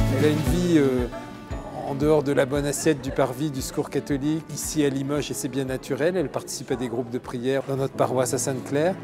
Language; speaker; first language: French; native; French